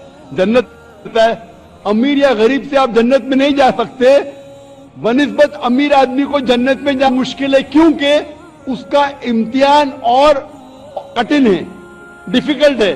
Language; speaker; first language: Hindi; non-native, local second language; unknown